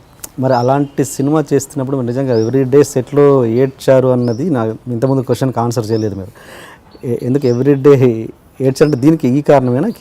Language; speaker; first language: Telugu; native; Telugu